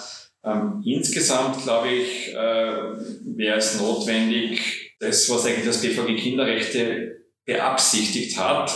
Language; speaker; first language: German; native; German